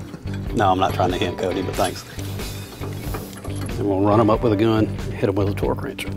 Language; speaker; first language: English; native; English